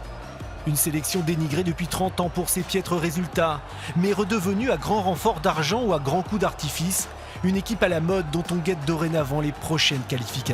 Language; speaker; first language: French; native; French